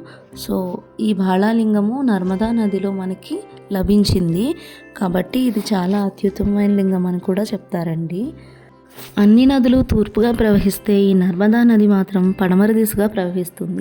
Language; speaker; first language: Telugu; native; Telugu